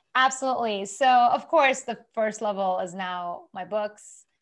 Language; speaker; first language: English; non-native, fluent; Persian